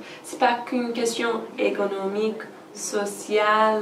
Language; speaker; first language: French; non-native, fluent; English